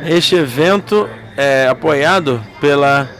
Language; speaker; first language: Portuguese; non-native, learner; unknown